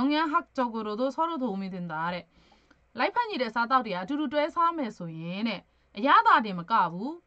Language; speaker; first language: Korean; non-native, fluent; Burmese